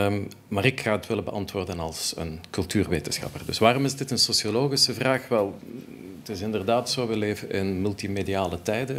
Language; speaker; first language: Dutch; native; Dutch